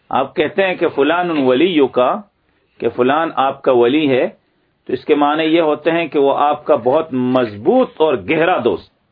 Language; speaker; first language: Urdu; native; Urdu